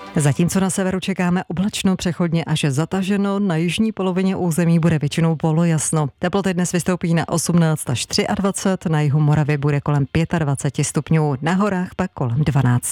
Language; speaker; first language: Czech; native; Czech